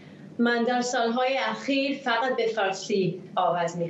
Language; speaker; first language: Persian; early bilingual, heritage; Hebrew